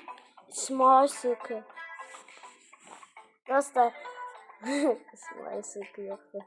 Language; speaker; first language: Turkish; non-native, learner; Azerbaijani